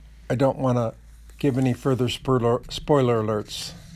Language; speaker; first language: English; native; English